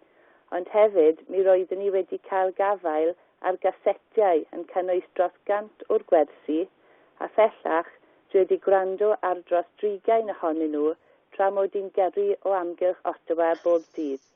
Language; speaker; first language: Welsh; non-native, learner; English